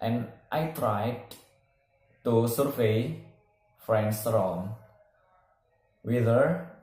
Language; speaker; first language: English; non-native, learner; Indonesian